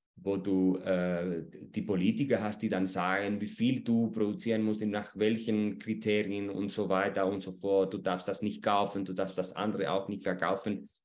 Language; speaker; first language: German; non-native, fluent; Spanish